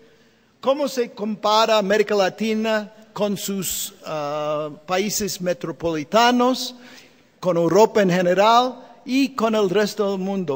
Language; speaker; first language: Spanish; non-native, fluent; English